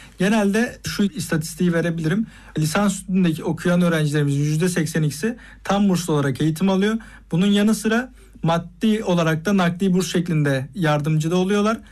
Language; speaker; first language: Turkish; native; Turkish